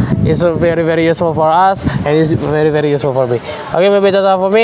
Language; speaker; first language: English; non-native, learner; Indonesian